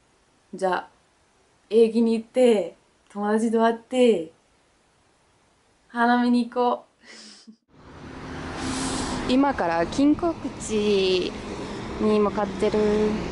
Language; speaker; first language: Japanese; non-native, learner; Danish